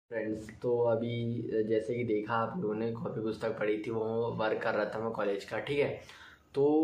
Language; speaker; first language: Hindi; native; Hindi